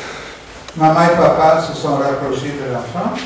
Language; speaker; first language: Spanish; non-native, learner; Italian